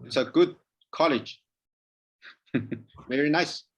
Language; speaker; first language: English; non-native, learner; Chinese